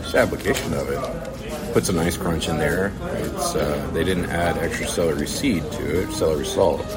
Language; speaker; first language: English; native; English